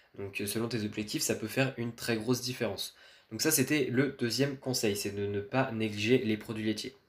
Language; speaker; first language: French; native; French